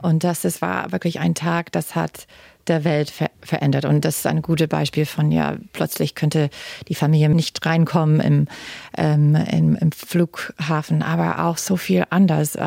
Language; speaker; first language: German; non-native, fluent; English